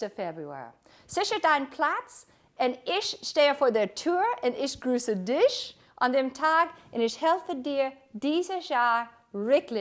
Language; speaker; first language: German; non-native, fluent; English